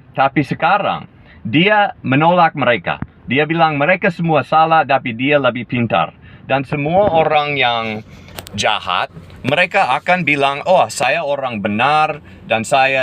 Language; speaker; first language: Indonesian; non-native, fluent; English